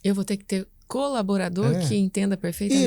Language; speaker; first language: Portuguese; native; Portuguese